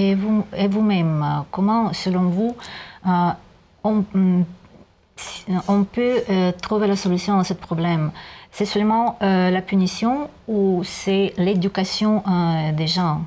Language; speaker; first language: French; non-native, learner; Russian